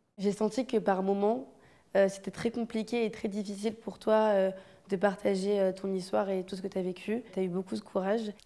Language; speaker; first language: French; native; French